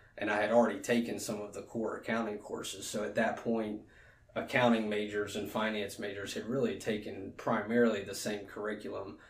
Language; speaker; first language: English; native; English